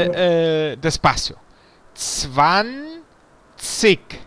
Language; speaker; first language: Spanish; non-native, learner; German